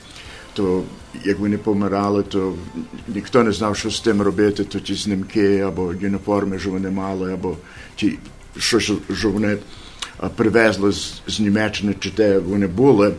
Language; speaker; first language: Ukrainian; early bilingual, heritage; Ukrainian